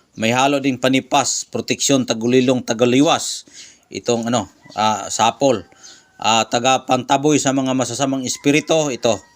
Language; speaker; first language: Filipino; non-native, local second language; Cebuano